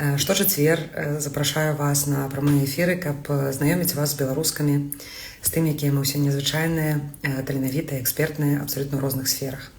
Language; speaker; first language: Belarusian; non-native, local second language; Russian